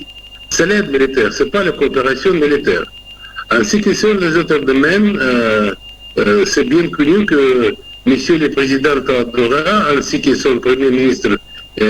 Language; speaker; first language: French; non-native, fluent; Russian